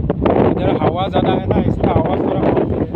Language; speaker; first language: Hindi; non-native, local second language; Assamese